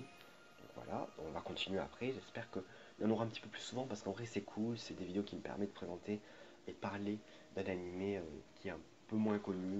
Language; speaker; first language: French; native; French